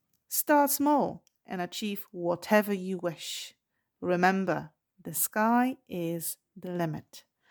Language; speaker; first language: English; non-native, fluent; Polish